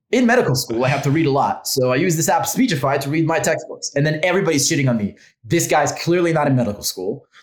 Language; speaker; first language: English; non-native, fluent; Hebrew